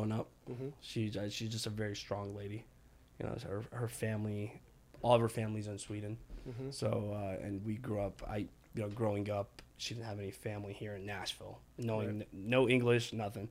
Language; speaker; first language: English; early bilingual, other home language; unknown